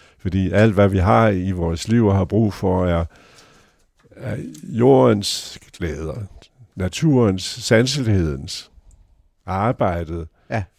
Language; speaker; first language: Danish; native; Danish